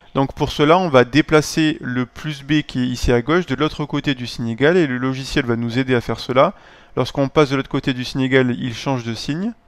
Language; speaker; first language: French; native; French